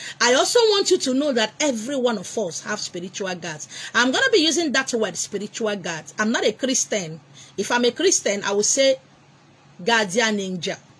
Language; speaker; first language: English; non-native, local second language; Igbo